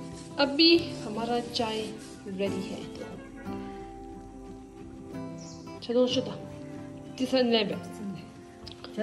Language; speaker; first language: Hindi; non-native, local second language; Tibetan